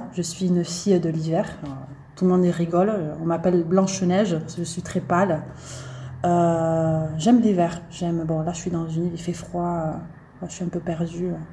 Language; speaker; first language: French; native; French